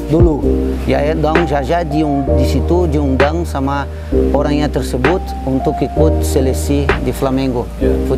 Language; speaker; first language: Indonesian; non-native, fluent; Portuguese